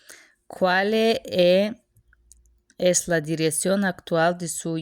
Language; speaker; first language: Spanish; non-native, fluent; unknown